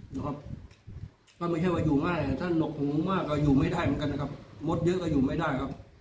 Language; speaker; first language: Thai; native; Thai